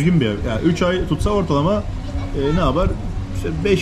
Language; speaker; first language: Turkish; native; Turkish